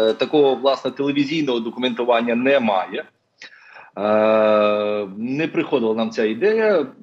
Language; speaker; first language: Ukrainian; non-native, local second language; Russian